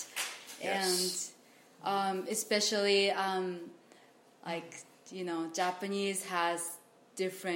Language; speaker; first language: English; non-native, fluent; Japanese